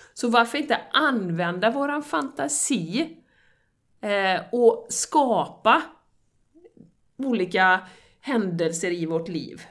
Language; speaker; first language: Swedish; native; Swedish